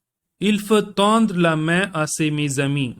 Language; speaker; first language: French; non-native, learner; Tamil